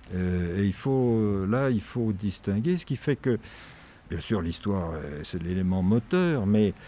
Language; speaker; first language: French; native; French